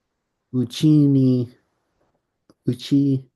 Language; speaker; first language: Japanese; non-native, learner; English